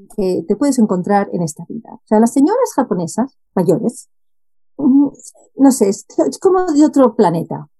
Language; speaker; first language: Spanish; native; Spanish